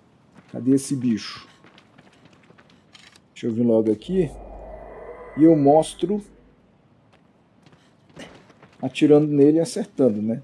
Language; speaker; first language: Portuguese; native; Portuguese